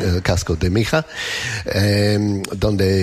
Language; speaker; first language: Spanish; non-native, learner; English